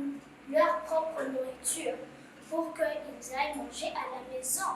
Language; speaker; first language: French; non-native, learner; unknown